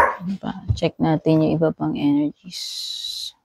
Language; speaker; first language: Filipino; native; Filipino